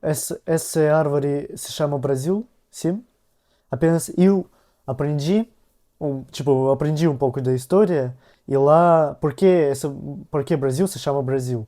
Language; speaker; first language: Portuguese; non-native, learner; Russian